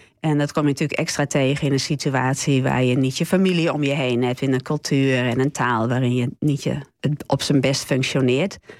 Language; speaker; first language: Dutch; native; Dutch